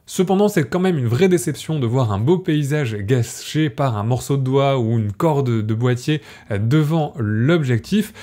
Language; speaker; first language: French; native; French